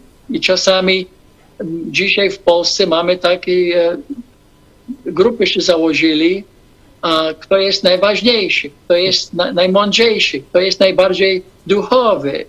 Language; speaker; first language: Polish; non-native, fluent; English